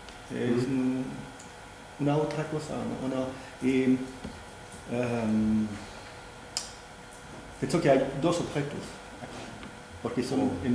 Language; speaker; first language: Spanish; non-native, fluent; French